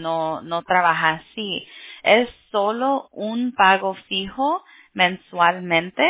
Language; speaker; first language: Spanish; early bilingual, heritage; Spanish